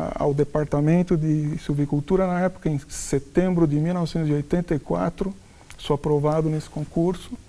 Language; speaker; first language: Portuguese; non-native, local second language; Spanish